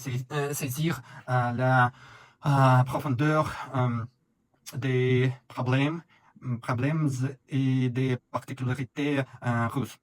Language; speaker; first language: French; non-native, learner; Russian